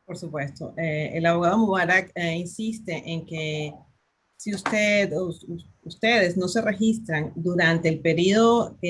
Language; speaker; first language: Spanish; native; Spanish